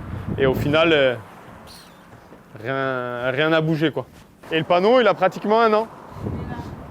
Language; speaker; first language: French; native; French